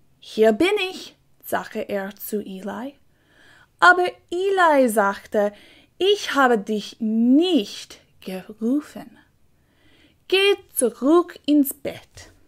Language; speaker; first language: German; non-native, learner; English